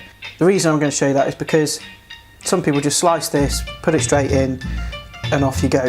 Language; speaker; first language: English; native; English